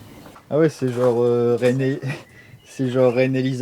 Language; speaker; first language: French; native; French